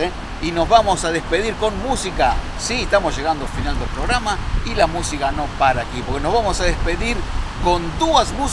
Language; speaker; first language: Spanish; non-native, learner; Portuguese